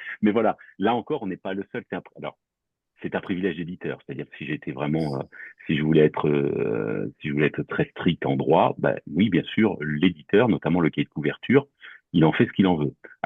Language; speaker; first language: French; native; French